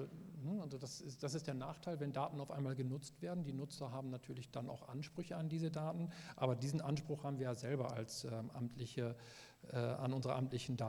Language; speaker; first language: German; native; German